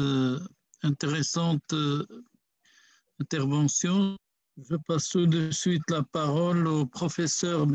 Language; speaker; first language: French; non-native, local second language; Arabic